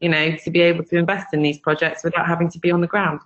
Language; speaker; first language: English; native; English